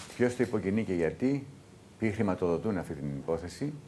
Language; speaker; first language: Greek; native; Greek